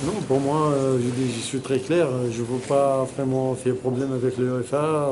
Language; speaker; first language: French; non-native, fluent; Arabic